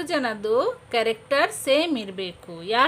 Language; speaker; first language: Kannada; non-native, local second language; Hindi